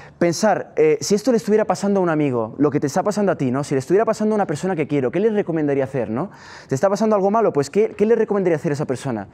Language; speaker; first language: Spanish; non-native, fluent; Italian